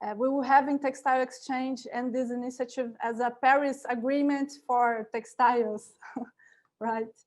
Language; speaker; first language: English; non-native, fluent; Portuguese